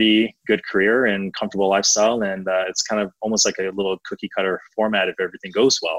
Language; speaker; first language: English; native; English